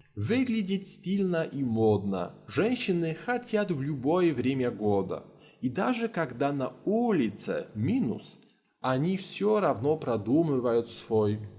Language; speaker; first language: Russian; non-native, fluent; Polish